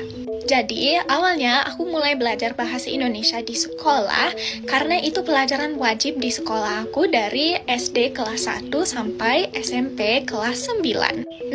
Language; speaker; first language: Indonesian; non-native, fluent; English